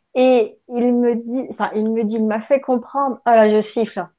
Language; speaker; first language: French; native; French